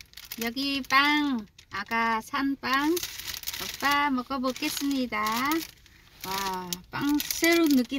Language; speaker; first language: Korean; non-native, learner; Vietnamese